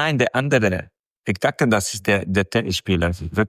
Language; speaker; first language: German; non-native, fluent; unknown